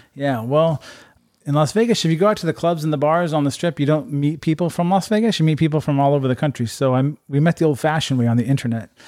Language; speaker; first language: English; native; English